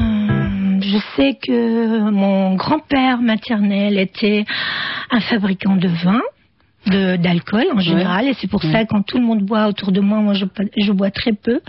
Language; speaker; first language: French; non-native, fluent; Arabic